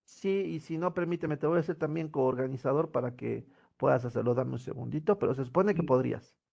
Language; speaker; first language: Spanish; native; Spanish